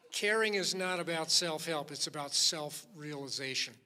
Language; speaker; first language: English; native; English